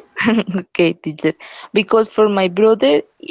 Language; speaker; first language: English; non-native, learner; Spanish